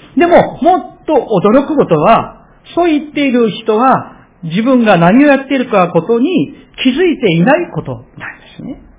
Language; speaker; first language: Japanese; non-native, fluent; Korean